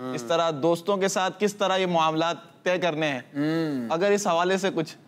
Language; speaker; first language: Urdu; native; Urdu